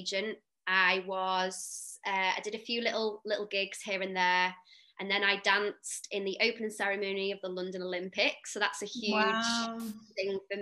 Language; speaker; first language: English; native; English